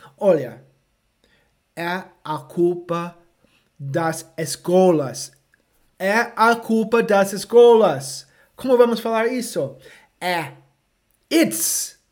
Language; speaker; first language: Portuguese; non-native, fluent; English